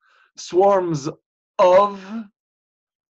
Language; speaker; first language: English; native; English